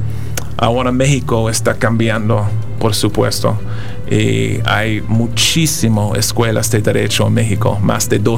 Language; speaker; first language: Spanish; non-native, fluent; English